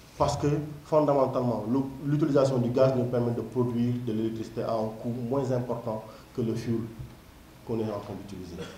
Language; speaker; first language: French; non-native, local second language; Wolof